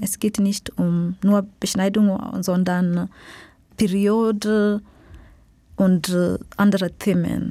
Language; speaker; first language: German; non-native, fluent; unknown